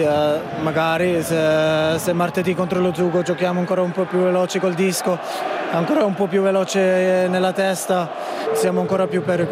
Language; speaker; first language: Italian; non-native, fluent; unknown